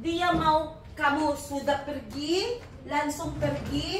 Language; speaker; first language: Indonesian; non-native, learner; Hiligaynon